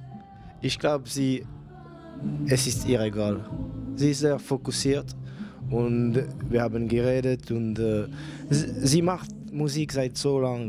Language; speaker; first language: German; non-native, fluent; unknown